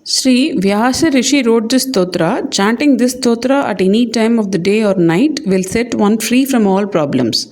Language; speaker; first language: English; non-native, local second language; Tamil